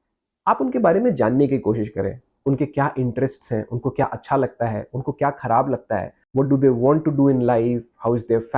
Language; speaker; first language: Hindi; native; Hindi